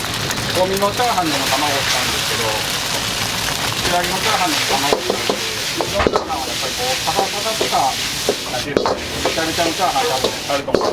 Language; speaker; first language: Japanese; native; Japanese